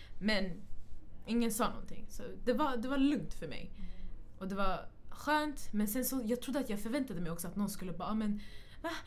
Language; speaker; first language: Swedish; early bilingual, other home language; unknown